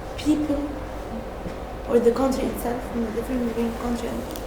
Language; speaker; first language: English; non-native, learner; Arabic